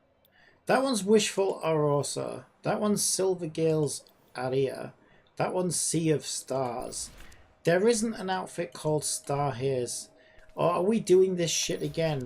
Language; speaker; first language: English; native; English